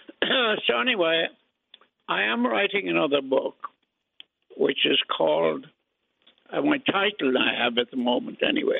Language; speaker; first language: English; native; English